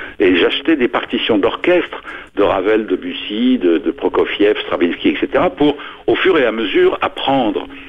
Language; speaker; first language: French; non-native, local second language; Arabic